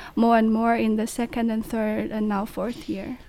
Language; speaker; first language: English; non-native, fluent; Chinese